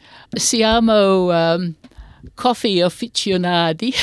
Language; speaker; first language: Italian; non-native, learner; English